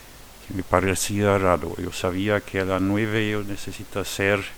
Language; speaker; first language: Spanish; non-native, learner; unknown